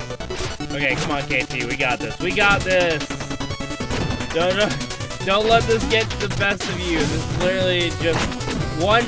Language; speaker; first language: English; native; English